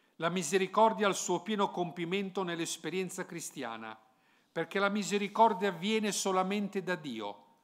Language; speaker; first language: Italian; native; Italian